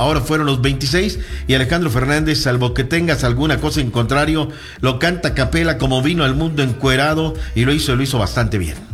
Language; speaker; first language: Spanish; native; Spanish